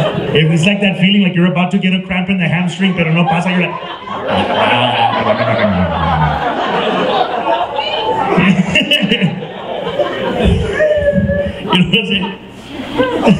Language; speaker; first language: English; early bilingual, other home language; Spanish